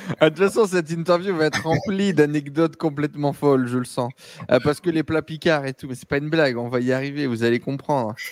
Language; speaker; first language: French; native; French